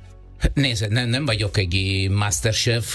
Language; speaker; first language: Hungarian; non-native, fluent; Italian